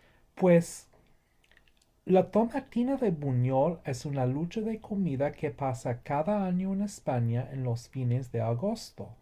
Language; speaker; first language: Spanish; non-native, fluent; English